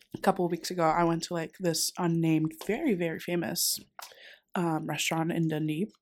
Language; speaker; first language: English; non-native, fluent; Greek